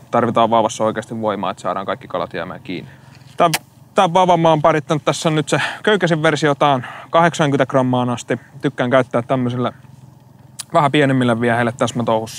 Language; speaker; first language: Finnish; native; Finnish